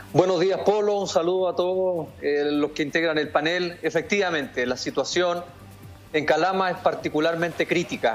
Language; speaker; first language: Spanish; native; Spanish